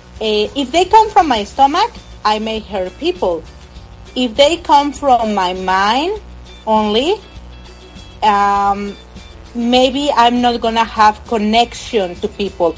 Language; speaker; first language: English; non-native, fluent; Spanish